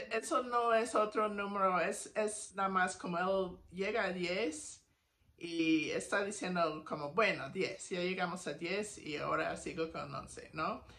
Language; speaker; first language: Spanish; non-native, fluent; English